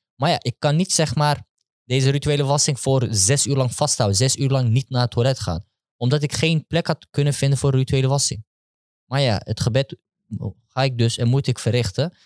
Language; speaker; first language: Dutch; early bilingual, other home language; Turkish